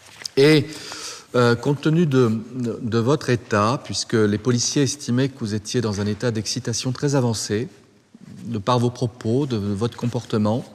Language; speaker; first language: French; native; French